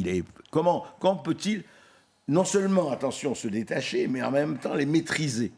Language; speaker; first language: French; native; French